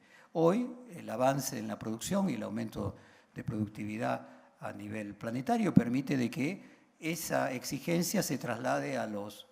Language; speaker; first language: Spanish; native; Spanish